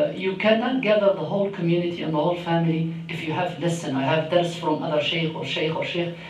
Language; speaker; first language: English; non-native, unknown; Arabic